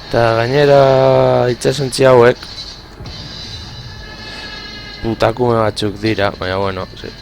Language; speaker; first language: Basque; non-native, local second language; Spanish